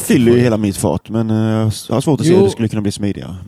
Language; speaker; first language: Swedish; native; Swedish